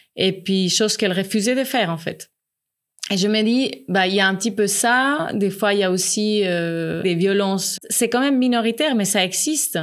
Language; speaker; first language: French; non-native, fluent; Spanish